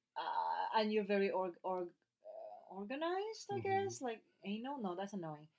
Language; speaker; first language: English; non-native, fluent; Spanish